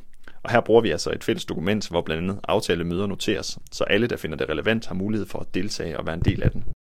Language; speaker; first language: Danish; native; Danish